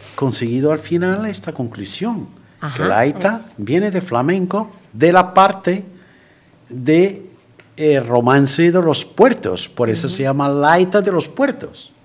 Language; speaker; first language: Spanish; non-native, fluent; Arabic